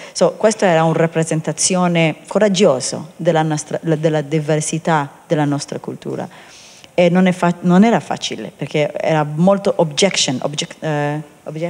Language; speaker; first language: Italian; non-native, learner; Hebrew